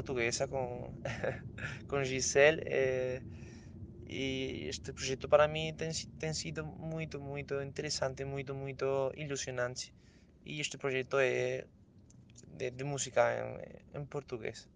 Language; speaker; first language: Portuguese; non-native, fluent; Spanish